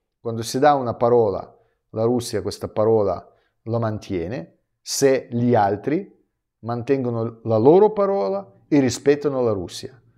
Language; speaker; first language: Italian; non-native, fluent; Russian